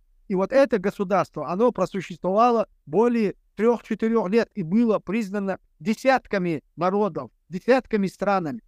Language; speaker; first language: Russian; non-native, local second language; Chechen